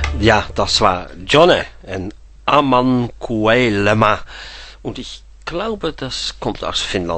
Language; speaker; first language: German; non-native, fluent; Dutch